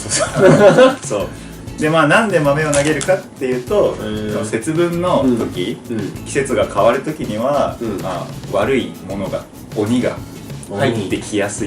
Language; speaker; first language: Japanese; native; Japanese